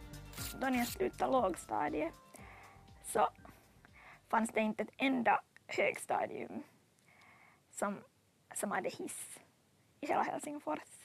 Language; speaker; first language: Swedish; native; Swedish